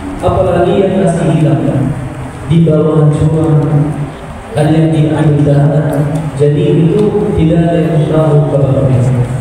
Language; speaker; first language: Indonesian; non-native, fluent; Arabic